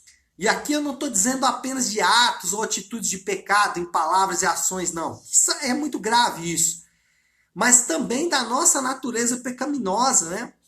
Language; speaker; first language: Portuguese; native; Portuguese